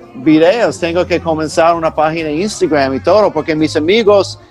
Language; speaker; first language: Spanish; non-native, fluent; English